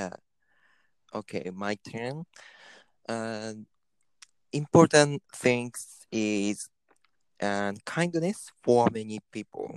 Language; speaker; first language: English; non-native, learner; Japanese